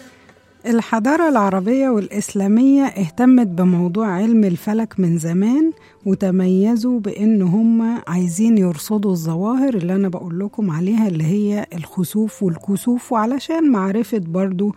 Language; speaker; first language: Arabic; native; Arabic